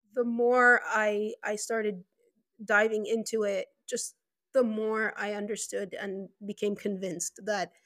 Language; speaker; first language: English; non-native, fluent; Spanish